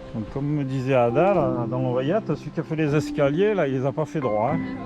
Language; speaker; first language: French; native; French